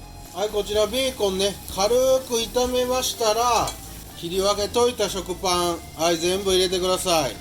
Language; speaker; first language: Japanese; native; Japanese